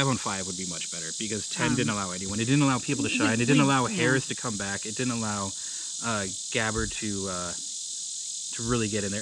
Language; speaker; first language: English; native; English